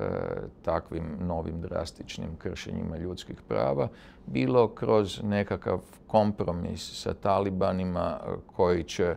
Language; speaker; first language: Serbian; native; Serbian